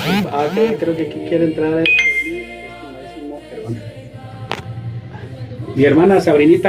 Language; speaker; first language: Spanish; native; Spanish